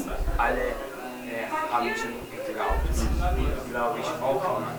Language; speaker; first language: German; non-native, learner; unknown